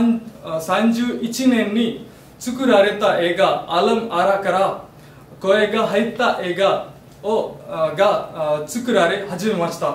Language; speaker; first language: Japanese; non-native, learner; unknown